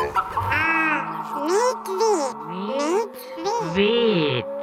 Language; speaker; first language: Russian; non-native, learner; German